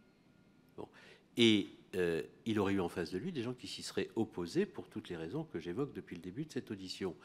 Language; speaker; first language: French; native; French